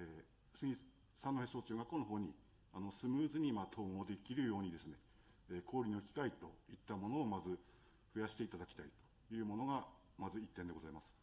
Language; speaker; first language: Japanese; native; Japanese